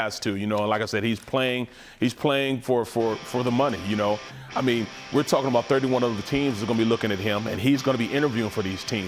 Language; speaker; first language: English; native; English